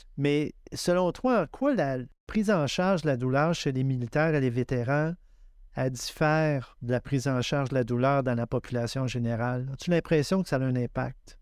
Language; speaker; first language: French; native; French